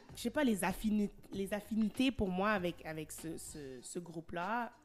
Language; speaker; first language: French; early bilingual, heritage; French